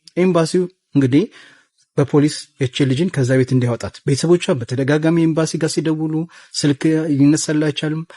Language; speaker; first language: Amharic; native; Amharic